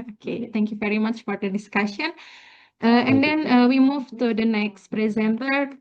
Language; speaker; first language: English; non-native, learner; Indonesian